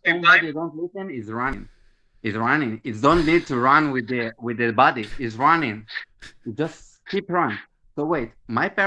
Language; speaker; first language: English; non-native, learner; Hebrew